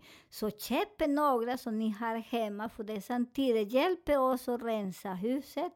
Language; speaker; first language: Swedish; non-native, learner; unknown